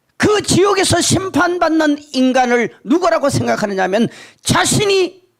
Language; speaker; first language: Korean; native; Korean